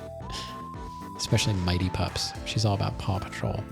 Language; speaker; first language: English; native; English